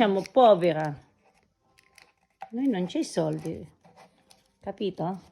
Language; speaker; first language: Italian; non-native, local second language; Filipino